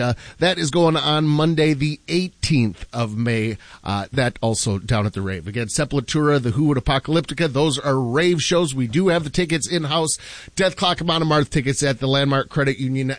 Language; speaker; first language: English; native; English